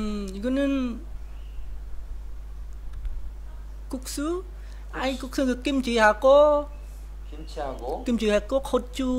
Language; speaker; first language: Korean; non-native, learner; Khmer